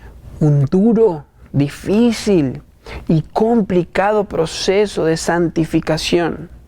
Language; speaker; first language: Spanish; native; Spanish